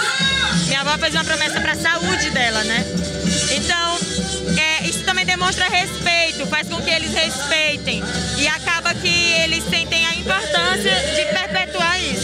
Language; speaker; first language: Portuguese; native; Portuguese